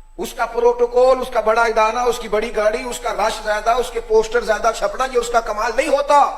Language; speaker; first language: Urdu; non-native, local second language; Punjabi